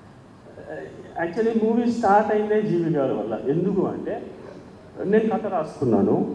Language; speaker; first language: Telugu; native; Telugu